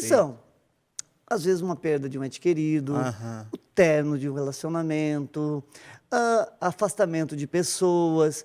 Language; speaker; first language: Portuguese; native; Portuguese